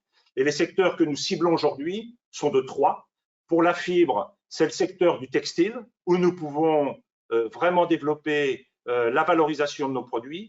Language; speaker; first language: French; native; French